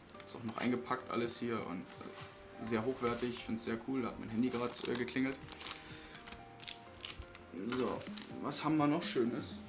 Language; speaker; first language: German; native; German